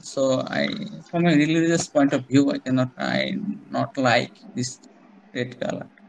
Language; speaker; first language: English; non-native, learner; Bangla